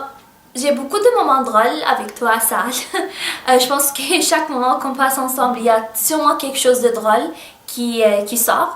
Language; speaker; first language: French; early bilingual, other home language; Arabic